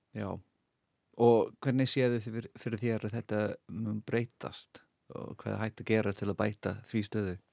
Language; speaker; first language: Icelandic; non-native, fluent; English